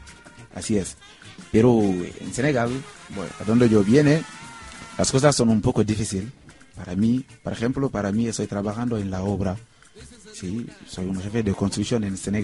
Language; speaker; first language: Spanish; non-native, learner; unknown